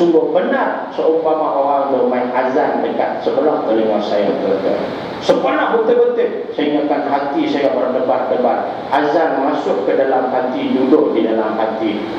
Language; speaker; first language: Malay; non-native, local second language; Tamil